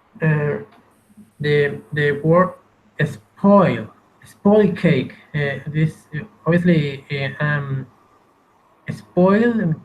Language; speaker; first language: English; non-native, learner; Spanish